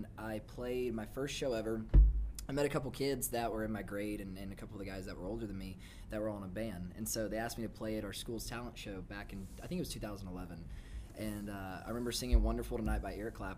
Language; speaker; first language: English; native; English